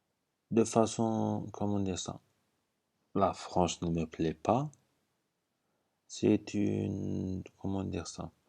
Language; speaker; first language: French; non-native, fluent; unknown